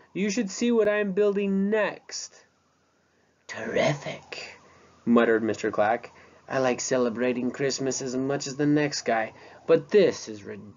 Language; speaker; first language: English; native; English